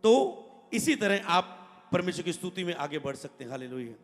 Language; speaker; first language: Hindi; non-native, local second language; Punjabi